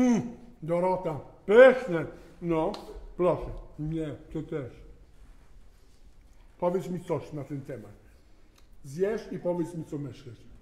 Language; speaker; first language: Polish; non-native, fluent; Italian